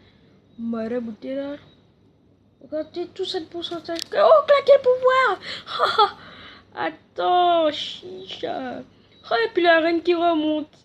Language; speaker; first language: French; native; French